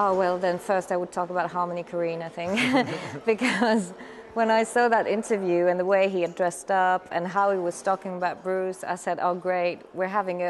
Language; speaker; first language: English; non-native, fluent; French